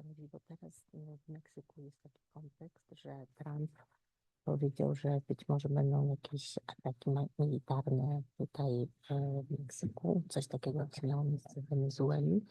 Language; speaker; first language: Polish; non-native, fluent; Spanish